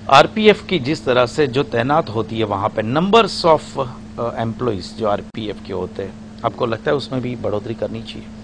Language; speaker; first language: Hindi; non-native, local second language; Gujarati